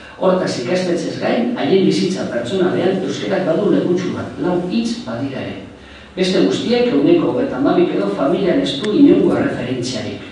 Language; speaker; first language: Basque; non-native, local second language; Spanish